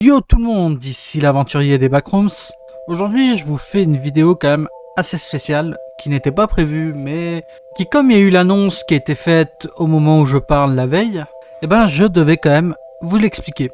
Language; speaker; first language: French; native; French